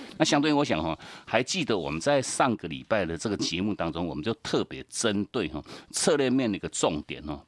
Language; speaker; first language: Chinese; native; Chinese